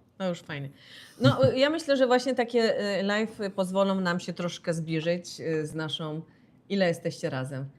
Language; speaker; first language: Polish; native; Polish